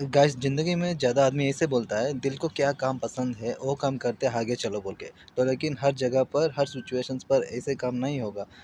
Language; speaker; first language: Hindi; non-native, local second language; Telugu